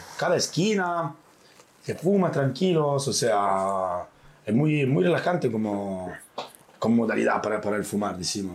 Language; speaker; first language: Spanish; non-native, fluent; Italian